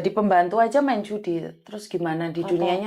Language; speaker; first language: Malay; non-native, local second language; Javanese